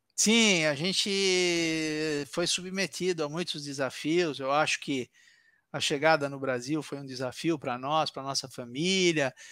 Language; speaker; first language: Portuguese; early bilingual, other home language; Italian